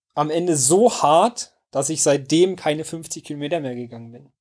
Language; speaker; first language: German; native; German